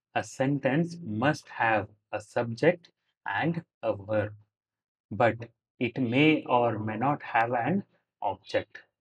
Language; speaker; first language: English; non-native, local second language; Kannada